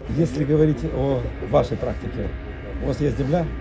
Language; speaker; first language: Russian; native; Russian